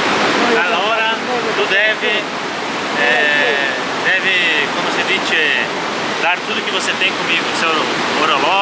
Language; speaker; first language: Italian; non-native, learner; Portuguese